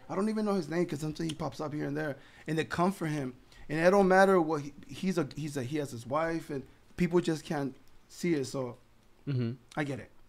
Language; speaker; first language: English; early bilingual, other home language; Spanish